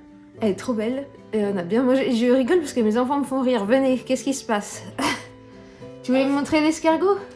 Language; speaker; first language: French; native; French